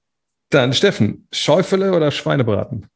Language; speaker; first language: German; native; German